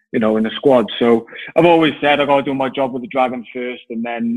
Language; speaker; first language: English; native; English